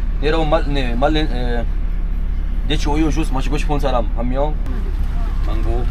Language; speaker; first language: Korean; non-native, learner; Arabic